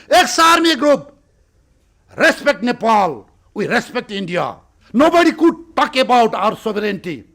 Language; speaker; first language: English; non-native, local second language; Nepali